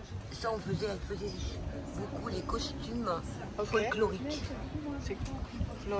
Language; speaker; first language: French; native; French